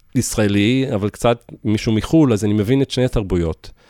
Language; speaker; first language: Hebrew; early bilingual, other home language; English